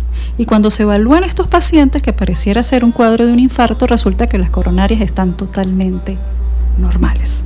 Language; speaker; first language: Spanish; native; Spanish